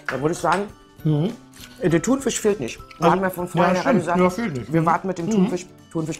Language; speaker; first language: German; native; German